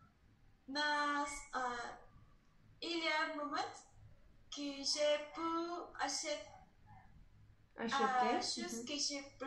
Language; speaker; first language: French; non-native, learner; Spanish